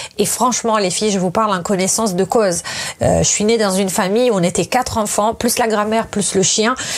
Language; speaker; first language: French; non-native, fluent; Italian